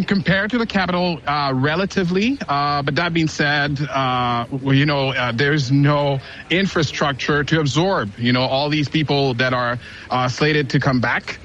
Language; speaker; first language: English; non-native, fluent; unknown